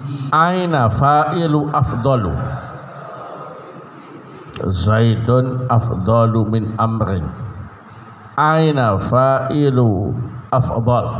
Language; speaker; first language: Arabic; non-native, learner; Indonesian